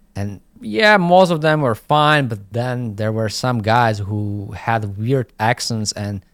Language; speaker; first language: English; non-native, fluent; Slovak